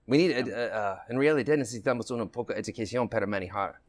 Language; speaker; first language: Spanish; non-native, learner; English